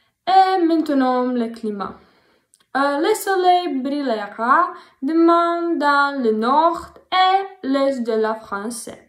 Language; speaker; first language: French; non-native, learner; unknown